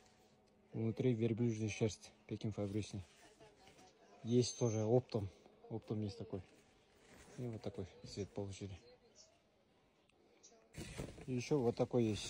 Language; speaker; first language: Russian; non-native, local second language; Kyrgyz